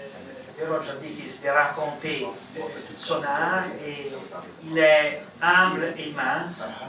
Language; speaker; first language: French; non-native, fluent; Italian